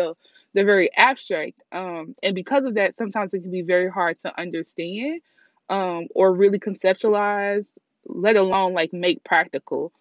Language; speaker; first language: English; native; English